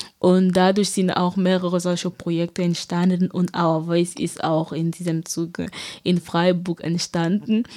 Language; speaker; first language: German; non-native, fluent; French